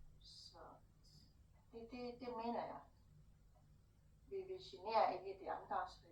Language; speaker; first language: Danish; non-native, fluent; Thai